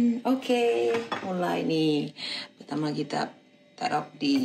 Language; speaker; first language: Indonesian; non-native, fluent; Thai